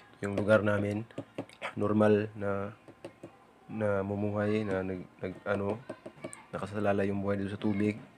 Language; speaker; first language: Filipino; non-native, local second language; Cebuano